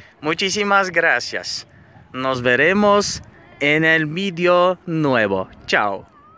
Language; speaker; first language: Spanish; non-native, fluent; Turkish